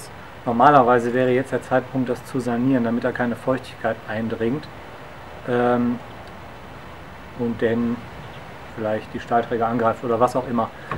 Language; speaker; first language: German; native; German